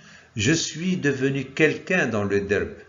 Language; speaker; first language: French; non-native, local second language; Arabic